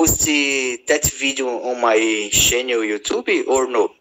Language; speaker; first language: English; non-native, learner; Portuguese